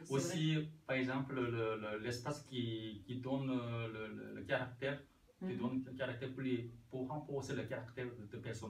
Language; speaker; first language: French; non-native, learner; Korean